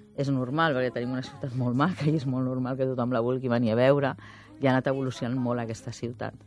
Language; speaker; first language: Catalan; native; Catalan